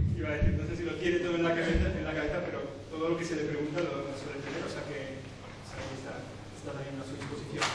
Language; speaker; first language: Spanish; native; Spanish